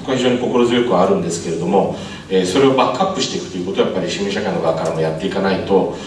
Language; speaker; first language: Japanese; native; Japanese